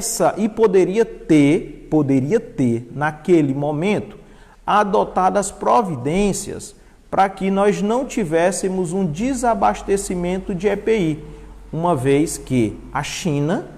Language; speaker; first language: Portuguese; native; Portuguese